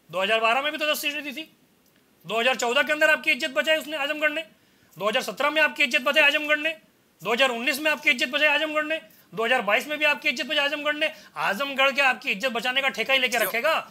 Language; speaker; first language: Hindi; native; Hindi